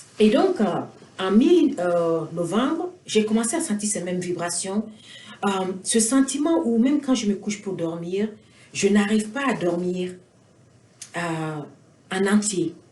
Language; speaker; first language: French; non-native, local second language; Bambara